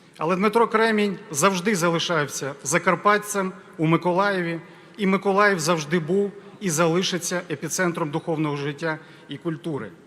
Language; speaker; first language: Ukrainian; native; Ukrainian